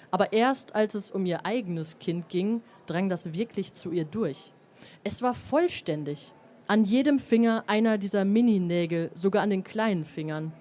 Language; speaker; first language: German; native; German